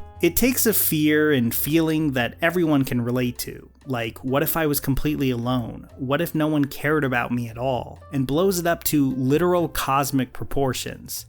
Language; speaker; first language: English; native; English